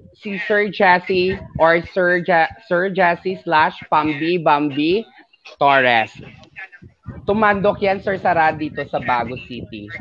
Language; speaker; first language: Filipino; non-native, local second language; Hiligaynon